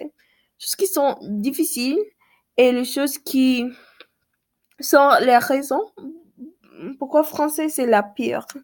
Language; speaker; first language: French; non-native, learner; English